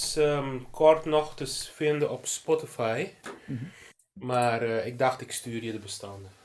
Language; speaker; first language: Dutch; non-native, local second language; Papiamento